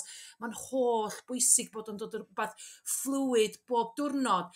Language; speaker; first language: Welsh; native; Welsh